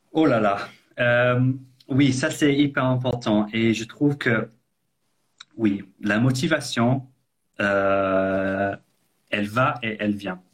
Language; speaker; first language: French; non-native, fluent; English